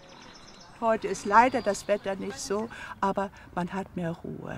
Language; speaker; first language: German; native; German